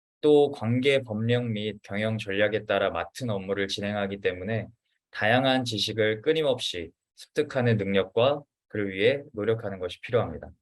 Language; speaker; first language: Korean; native; Korean